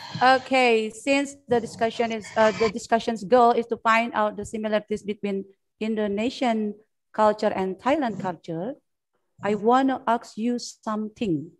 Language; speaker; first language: English; non-native, fluent; Indonesian